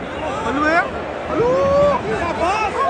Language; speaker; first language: Arabic; native; Arabic